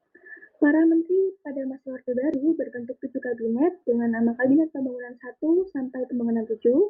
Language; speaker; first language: Indonesian; native; Indonesian